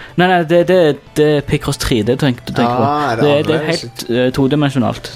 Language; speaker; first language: Norwegian; native; Norwegian